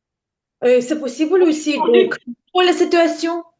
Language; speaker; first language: French; non-native, learner; Ukrainian